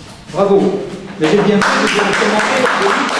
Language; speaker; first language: French; native; French